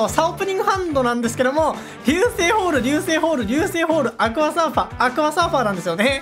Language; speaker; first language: Japanese; native; Japanese